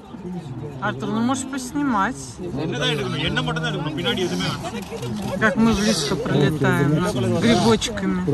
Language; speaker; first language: Russian; native; Russian